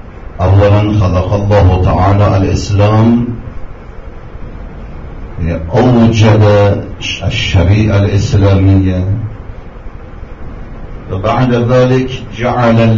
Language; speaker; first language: Arabic; non-native, fluent; Persian